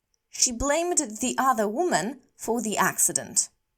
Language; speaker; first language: English; non-native, fluent; Polish